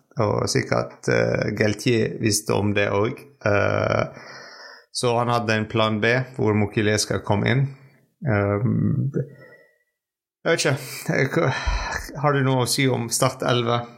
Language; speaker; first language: Norwegian; non-native, fluent; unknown